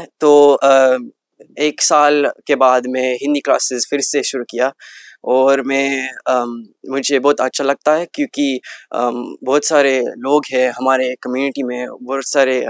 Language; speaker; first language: Hindi; early bilingual, heritage; English